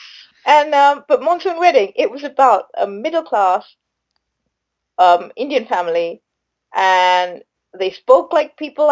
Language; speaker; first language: English; non-native, local second language; Sinhala